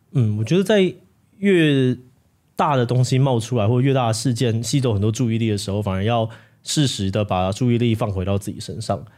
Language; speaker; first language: Chinese; native; Chinese